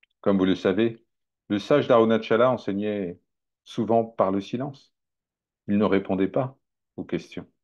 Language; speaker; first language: French; native; French